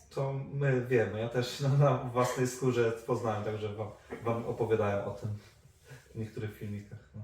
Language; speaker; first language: Polish; native; Polish